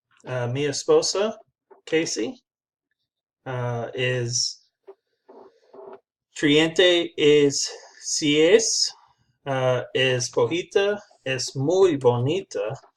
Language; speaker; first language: Spanish; non-native, learner; English